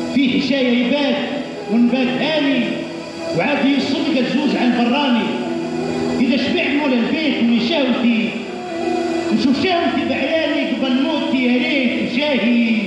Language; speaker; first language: Arabic; native; Arabic